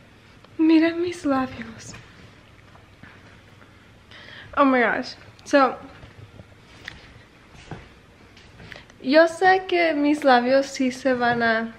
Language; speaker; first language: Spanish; early bilingual, other home language; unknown